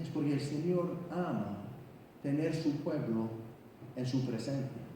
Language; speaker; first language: Spanish; non-native, fluent; Icelandic